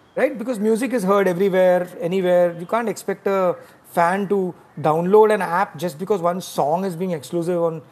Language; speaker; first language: English; non-native, local second language; Tamil